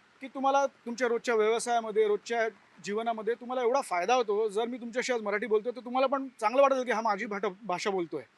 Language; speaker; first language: Marathi; non-native, local second language; Gujarati